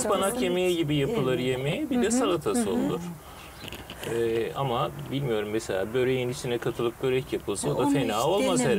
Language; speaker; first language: Turkish; native; Turkish